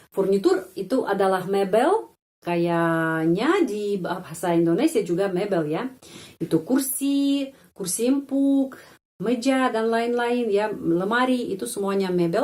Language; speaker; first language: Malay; non-native, fluent; Russian